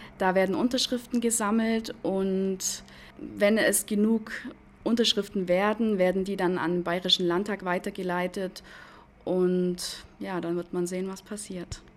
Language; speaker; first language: German; native; German